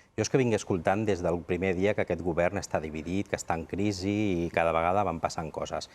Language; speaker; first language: Catalan; non-native, local second language; Spanish